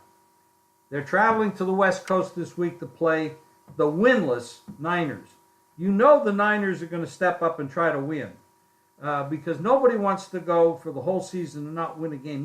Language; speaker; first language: English; native; English